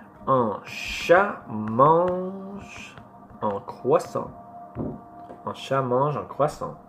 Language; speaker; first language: French; non-native, learner; English